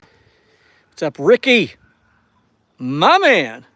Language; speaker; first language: English; native; English